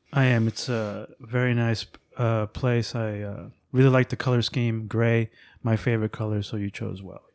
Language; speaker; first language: English; native; English